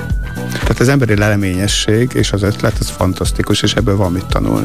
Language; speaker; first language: Hungarian; native; Hungarian